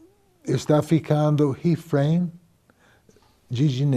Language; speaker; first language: Portuguese; non-native, fluent; English